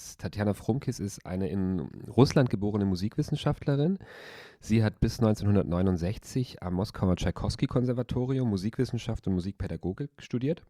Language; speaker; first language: German; native; German